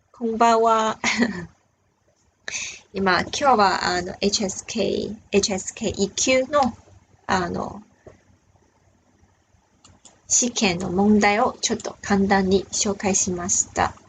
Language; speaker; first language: Japanese; non-native, fluent; Chinese